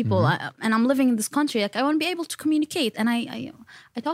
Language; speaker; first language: English; non-native, fluent; Arabic